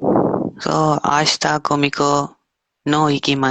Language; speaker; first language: Japanese; non-native, learner; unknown